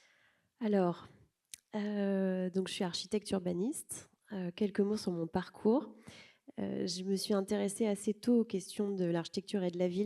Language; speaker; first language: French; native; French